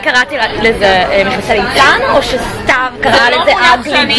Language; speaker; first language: Hebrew; native; Hebrew